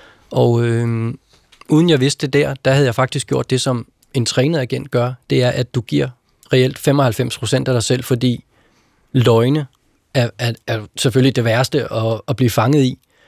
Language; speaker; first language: Danish; native; Danish